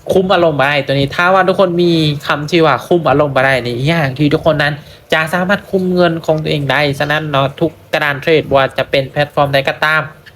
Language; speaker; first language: Thai; non-native, local second language; Lao